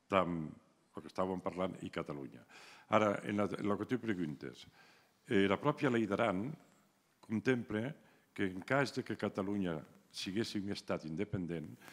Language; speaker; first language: Catalan; non-native, local second language; Occitan